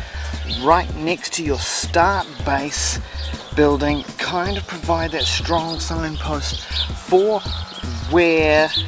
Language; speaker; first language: English; native; English